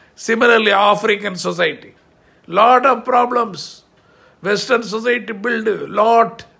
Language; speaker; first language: English; non-native, local second language; Tamil